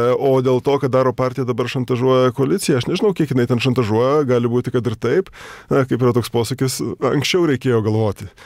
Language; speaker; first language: Lithuanian; native; Lithuanian